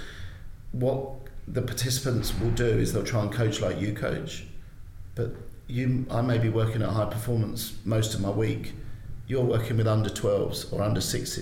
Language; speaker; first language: English; native; English